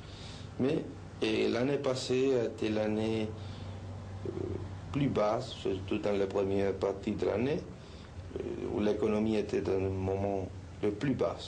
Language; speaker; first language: French; non-native, learner; Spanish